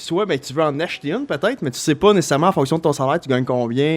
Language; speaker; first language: French; native; French